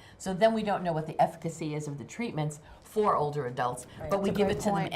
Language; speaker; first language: English; native; English